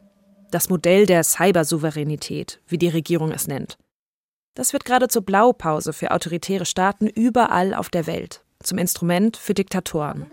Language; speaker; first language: German; native; German